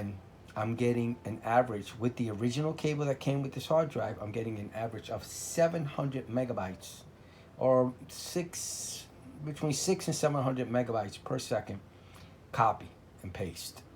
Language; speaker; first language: English; native; English